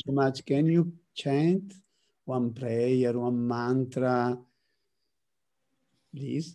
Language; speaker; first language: English; non-native, learner; Italian